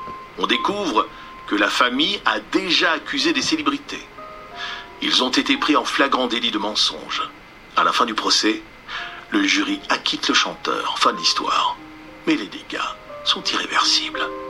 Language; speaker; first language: French; native; French